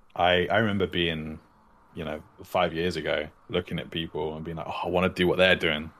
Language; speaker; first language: English; native; English